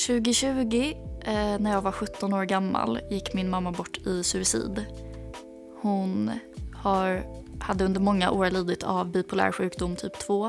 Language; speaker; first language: Swedish; native; Swedish